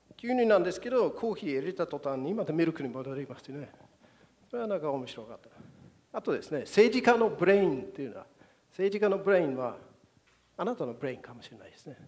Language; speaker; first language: Japanese; non-native, fluent; English